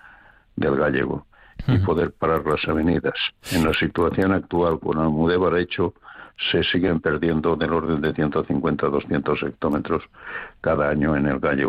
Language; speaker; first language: Spanish; native; Spanish